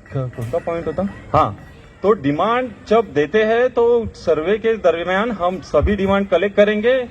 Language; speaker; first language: Hindi; non-native, local second language; Marathi